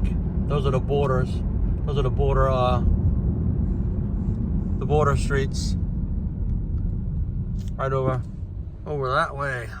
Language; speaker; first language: English; native; English